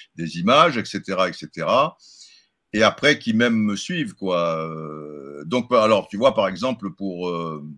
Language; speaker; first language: French; native; French